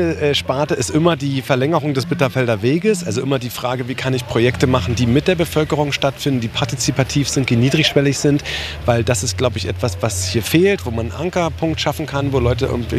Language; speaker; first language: German; native; German